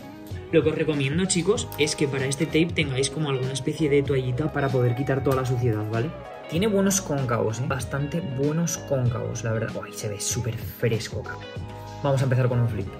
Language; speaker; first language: Spanish; native; Spanish